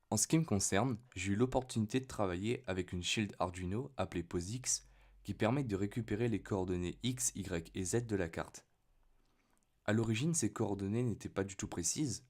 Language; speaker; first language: French; native; French